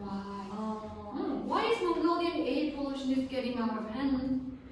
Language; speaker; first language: English; non-native, fluent; Mongolian